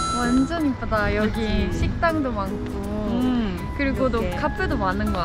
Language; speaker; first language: Korean; non-native, fluent; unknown